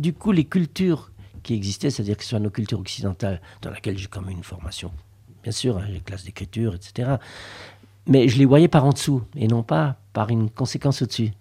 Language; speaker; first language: French; native; French